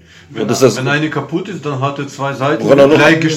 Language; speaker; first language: German; non-native, fluent; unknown